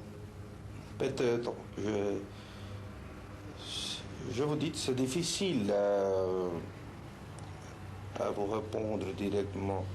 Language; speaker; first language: French; non-native, fluent; Spanish